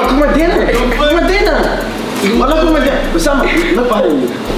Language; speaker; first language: German; non-native, learner; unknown